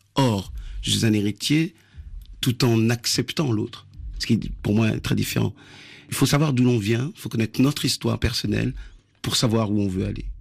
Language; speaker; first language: French; early bilingual, other home language; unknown